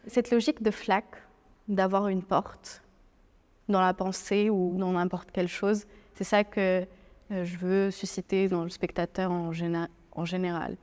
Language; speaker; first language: French; non-native, local second language; Arabic